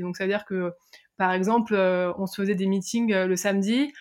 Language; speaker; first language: French; native; French